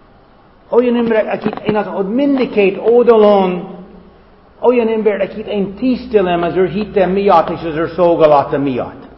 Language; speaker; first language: Hungarian; non-native, fluent; English